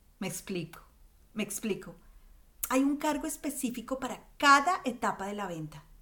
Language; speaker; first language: Spanish; native; Spanish